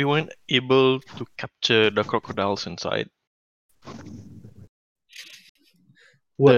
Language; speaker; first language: English; non-native, local second language; Malay